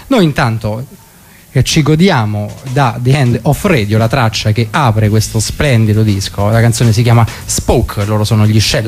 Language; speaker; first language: Italian; native; Italian